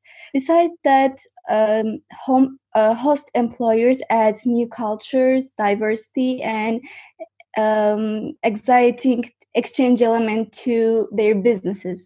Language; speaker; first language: English; non-native, fluent; Azerbaijani